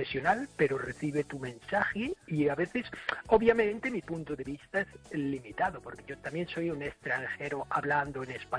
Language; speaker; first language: Spanish; non-native, fluent; English